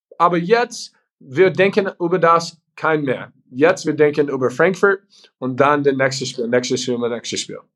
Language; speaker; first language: German; non-native, learner; English